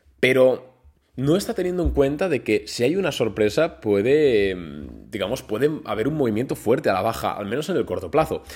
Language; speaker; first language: Spanish; native; Spanish